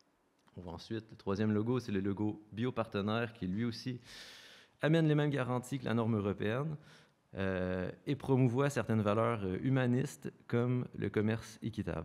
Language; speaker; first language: French; native; French